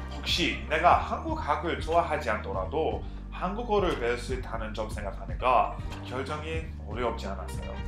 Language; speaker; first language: Korean; non-native, fluent; English